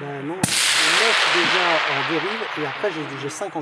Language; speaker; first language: French; native; French